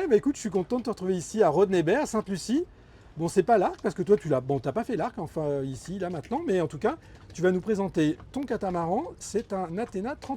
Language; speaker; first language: French; native; French